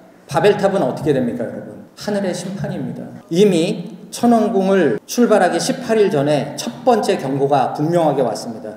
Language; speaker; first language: Korean; native; Korean